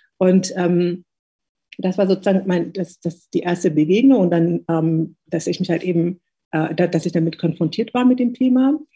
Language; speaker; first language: German; early bilingual, other home language; Tigrinya